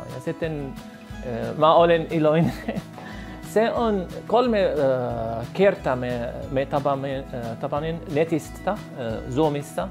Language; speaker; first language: Finnish; non-native, learner; Arabic